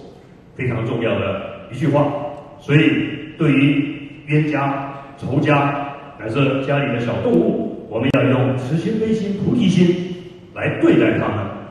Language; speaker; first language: Chinese; native; Chinese